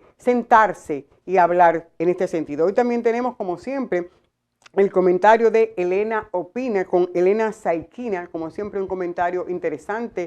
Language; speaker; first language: Spanish; native; Spanish